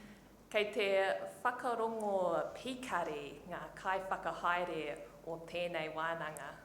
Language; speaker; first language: Māori; non-native, local second language; English